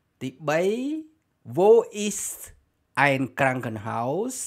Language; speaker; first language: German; non-native, learner; Khmer